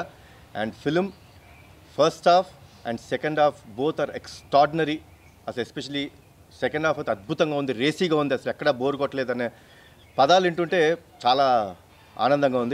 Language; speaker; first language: Telugu; native; Telugu